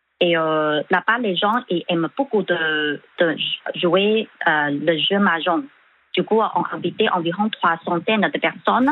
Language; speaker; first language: French; non-native, fluent; Chinese